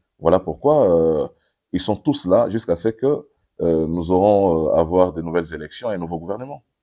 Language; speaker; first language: French; non-native, local second language; Lingala